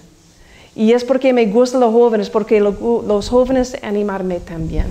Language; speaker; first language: Spanish; non-native, learner; English